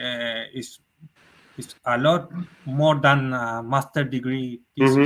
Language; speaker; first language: English; non-native, learner; Spanish